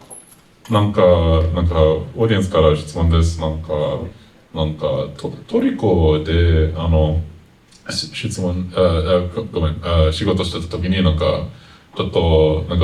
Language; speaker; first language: Japanese; non-native, fluent; English